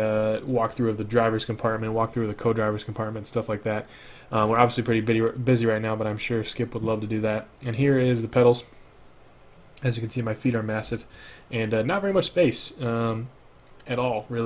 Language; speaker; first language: English; native; English